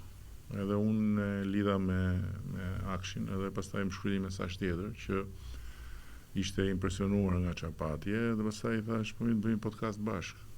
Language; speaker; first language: Albanian; native; Albanian